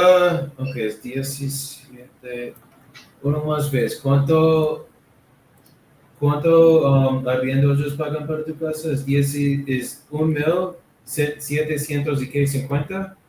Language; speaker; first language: Spanish; non-native, learner; English